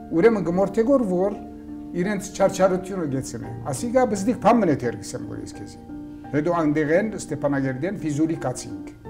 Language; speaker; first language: Armenian; early bilingual, heritage; Armenian